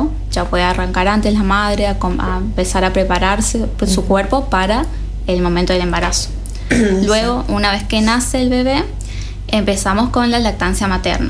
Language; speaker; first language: Spanish; native; Spanish